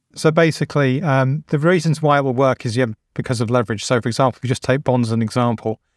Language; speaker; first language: English; native; English